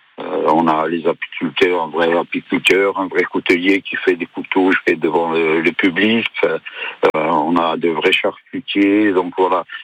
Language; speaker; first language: French; native; French